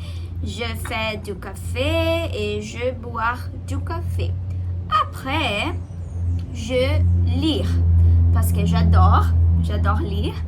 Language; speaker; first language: French; non-native, learner; Portuguese